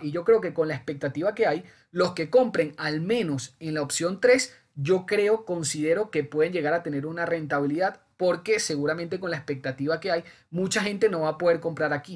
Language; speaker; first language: Spanish; native; Spanish